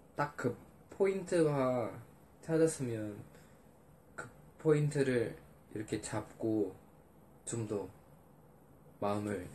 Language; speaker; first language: Korean; non-native, learner; Indonesian